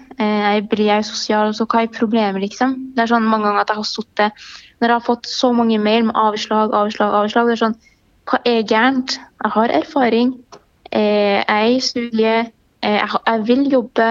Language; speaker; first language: Norwegian; early bilingual, other home language; Arabic